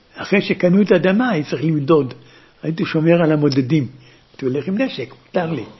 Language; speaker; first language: Hebrew; early bilingual, other home language; German